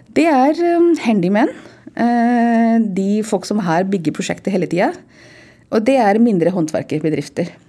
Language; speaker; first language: Norwegian; non-native, fluent; Hindi